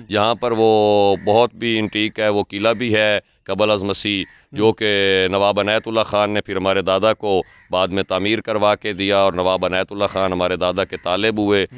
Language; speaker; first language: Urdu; non-native, local second language; Punjabi